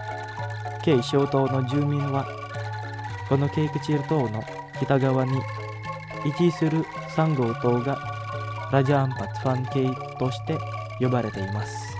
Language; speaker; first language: Japanese; non-native, fluent; Indonesian